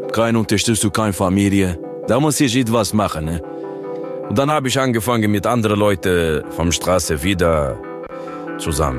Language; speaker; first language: German; non-native, learner; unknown